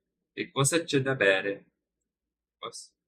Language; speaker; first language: Italian; non-native, learner; English